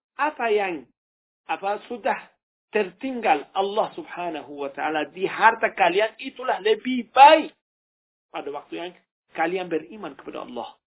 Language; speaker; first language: Indonesian; non-native, fluent; Persian